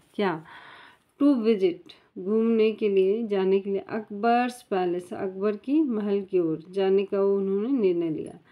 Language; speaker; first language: Hindi; native; Hindi